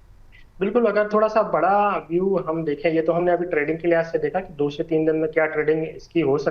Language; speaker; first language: Hindi; native; Hindi